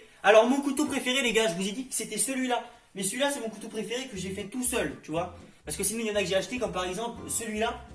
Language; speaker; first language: French; native; French